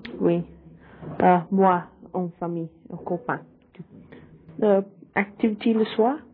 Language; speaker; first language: French; non-native, learner; English